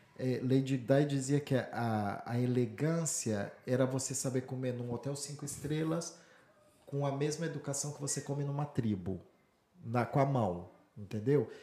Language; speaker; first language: Portuguese; native; Portuguese